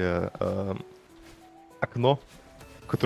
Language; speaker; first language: Russian; native; Russian